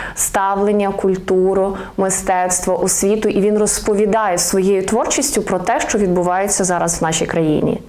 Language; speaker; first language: Ukrainian; native; Ukrainian